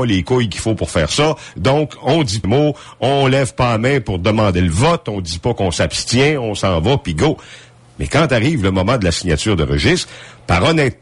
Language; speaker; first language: French; native; French